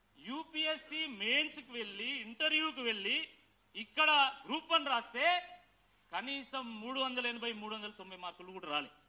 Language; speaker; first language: Telugu; native; Telugu